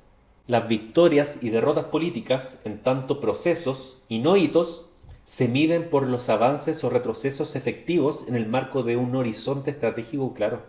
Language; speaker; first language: Spanish; native; Spanish